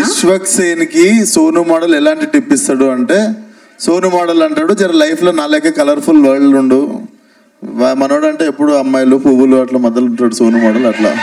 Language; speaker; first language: Telugu; native; Telugu